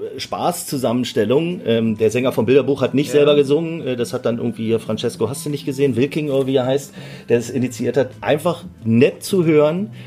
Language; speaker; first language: German; native; German